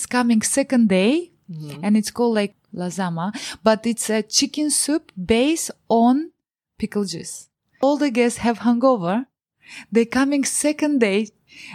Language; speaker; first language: English; non-native, fluent; Romanian